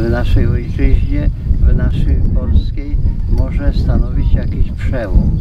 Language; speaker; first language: Polish; native; Polish